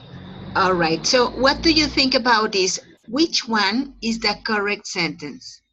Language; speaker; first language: English; non-native, fluent; Spanish